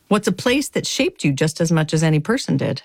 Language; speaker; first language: English; native; English